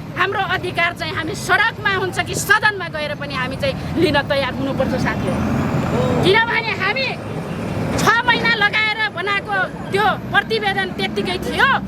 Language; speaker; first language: Nepali; non-native, local second language; Rana Tharu